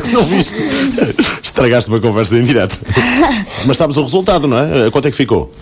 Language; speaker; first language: Portuguese; native; Portuguese